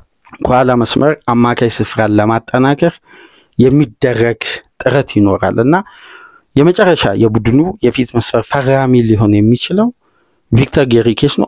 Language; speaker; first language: Amharic; native; Amharic